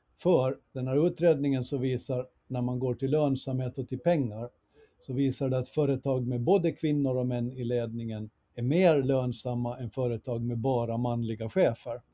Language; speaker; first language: Swedish; native; Swedish